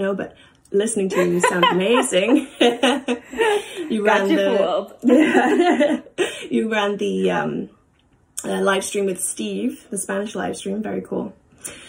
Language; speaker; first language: English; native; English